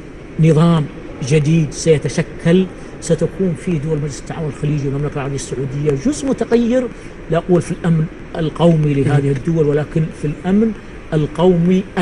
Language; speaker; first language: Arabic; native; Arabic